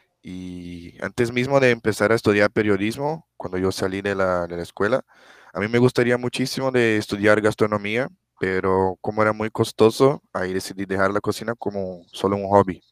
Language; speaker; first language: Spanish; non-native, fluent; Portuguese